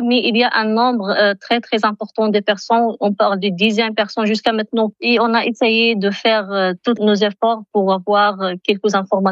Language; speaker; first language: French; non-native, local second language; Arabic